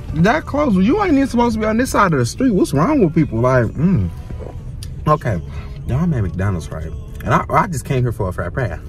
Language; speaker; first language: English; native; English